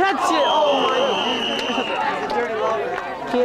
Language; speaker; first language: English; native; English